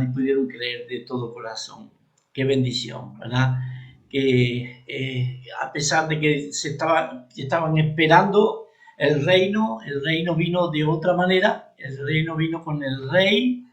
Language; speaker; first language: Spanish; native; Spanish